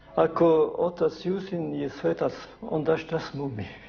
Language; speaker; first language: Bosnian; non-native, fluent; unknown